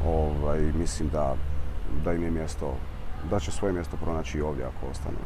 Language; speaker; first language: Croatian; native; Croatian